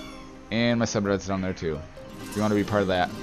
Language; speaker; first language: English; native; English